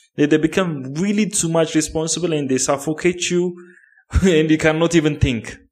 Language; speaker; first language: English; non-native, fluent; Amharic